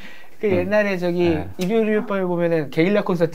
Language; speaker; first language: Korean; native; Korean